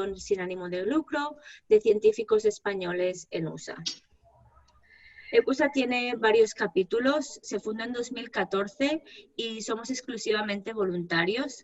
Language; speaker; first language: Spanish; native; Spanish